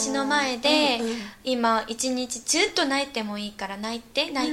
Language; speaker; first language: Japanese; non-native, fluent; Korean